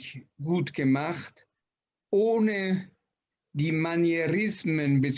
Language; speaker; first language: German; non-native, fluent; Italian